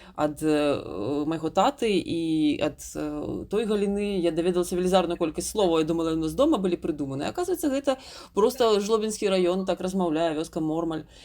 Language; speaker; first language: Belarusian; non-native, local second language; Russian